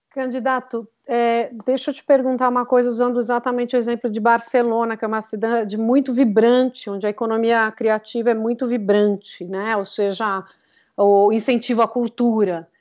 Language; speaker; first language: Portuguese; native; Portuguese